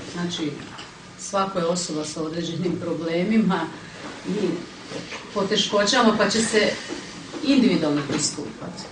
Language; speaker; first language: Croatian; native; Croatian